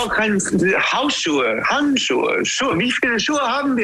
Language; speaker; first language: German; non-native, learner; English